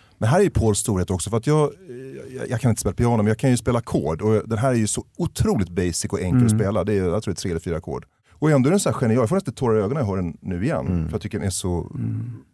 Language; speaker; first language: Swedish; native; Swedish